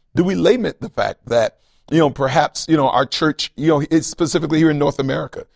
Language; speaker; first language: English; native; English